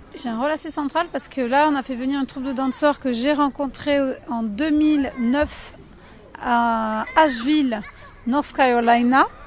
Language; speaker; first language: French; native; French